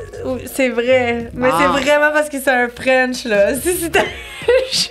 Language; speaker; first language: French; native; French